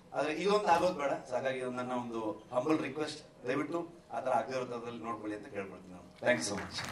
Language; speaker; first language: Kannada; native; Kannada